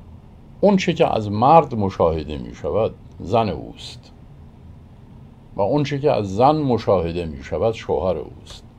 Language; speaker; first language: Persian; native; Persian